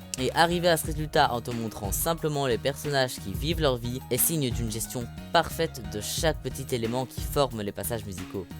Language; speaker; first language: French; native; French